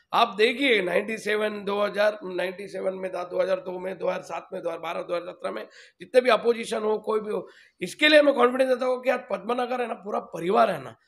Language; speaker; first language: Hindi; non-native, local second language; Telugu